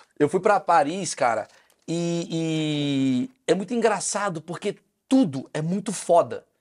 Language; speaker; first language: Portuguese; native; Portuguese